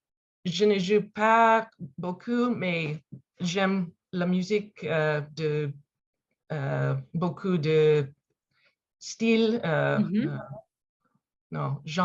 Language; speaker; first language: French; non-native, learner; English